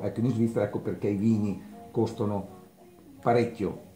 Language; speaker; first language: Italian; native; Italian